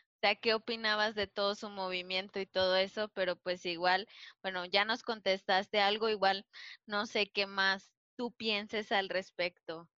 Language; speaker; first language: Spanish; native; Spanish